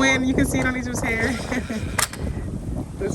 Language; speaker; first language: English; native; English